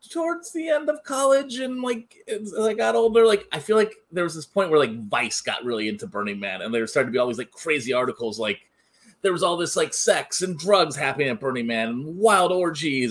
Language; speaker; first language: English; native; English